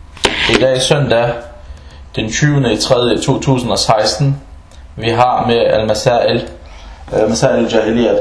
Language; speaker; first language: Danish; early bilingual, other home language; Arabic